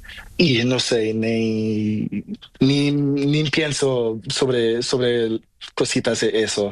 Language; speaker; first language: Spanish; non-native, learner; Portuguese